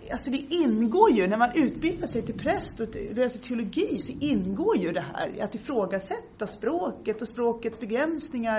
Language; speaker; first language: Swedish; native; Swedish